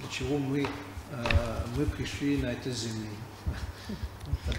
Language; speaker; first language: Russian; non-native, fluent; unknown